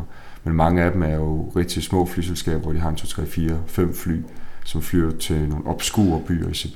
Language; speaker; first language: Danish; native; Danish